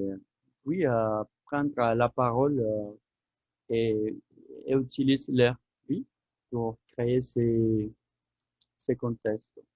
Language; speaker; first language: French; non-native, fluent; Spanish